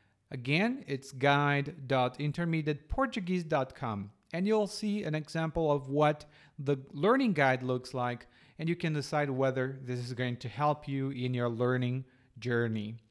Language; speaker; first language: English; non-native, fluent; Portuguese